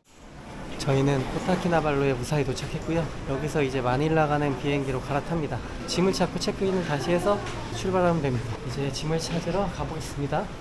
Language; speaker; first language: Korean; native; Korean